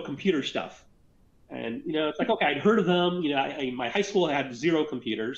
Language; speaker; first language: English; early bilingual, other home language; Gujarati